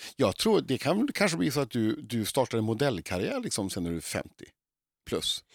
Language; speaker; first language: Swedish; native; Swedish